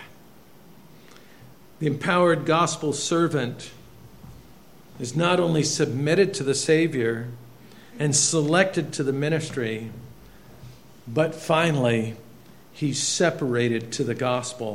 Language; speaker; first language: English; native; English